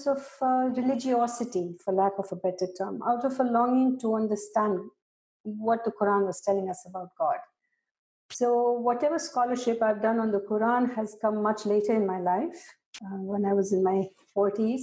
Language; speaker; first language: English; non-native, local second language; Urdu